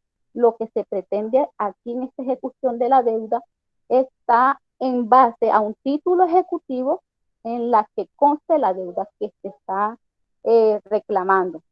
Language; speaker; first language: Spanish; native; Spanish